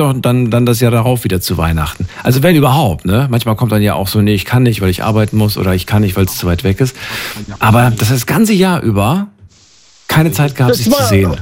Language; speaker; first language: German; native; German